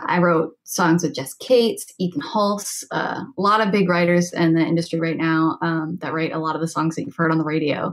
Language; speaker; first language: English; native; English